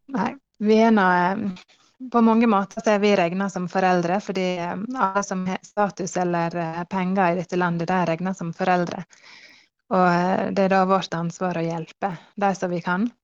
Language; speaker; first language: Norwegian; early bilingual, heritage; Norwegian